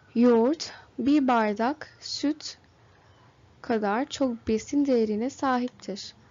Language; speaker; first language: Turkish; non-native, learner; Bangla